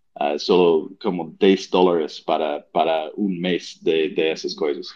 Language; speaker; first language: Portuguese; non-native, learner; English